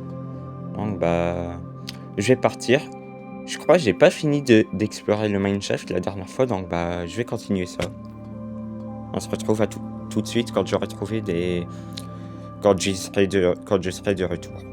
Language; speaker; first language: French; native; French